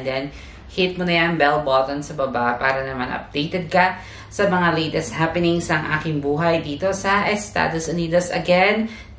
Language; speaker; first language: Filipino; native; Filipino